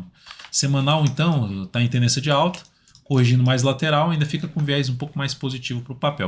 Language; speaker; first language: Portuguese; native; Portuguese